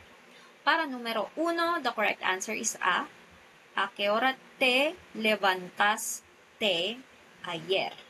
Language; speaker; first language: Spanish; non-native, fluent; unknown